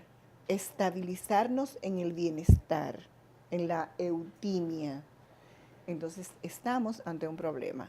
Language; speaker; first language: Spanish; native; Spanish